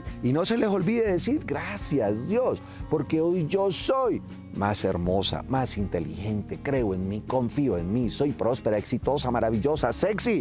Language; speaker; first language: Spanish; native; Spanish